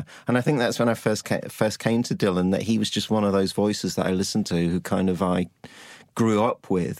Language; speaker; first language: English; native; English